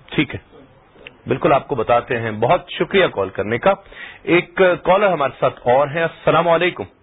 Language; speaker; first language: Urdu; native; Urdu